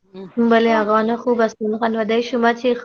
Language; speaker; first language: Persian; non-native, learner; Urdu